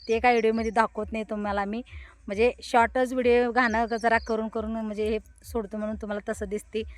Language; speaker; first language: Marathi; non-native, local second language; Kannada